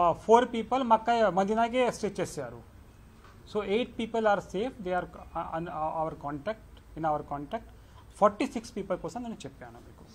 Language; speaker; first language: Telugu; non-native, local second language; Urdu